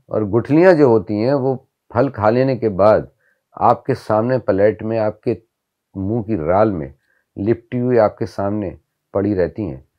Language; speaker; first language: Hindi; native; Hindi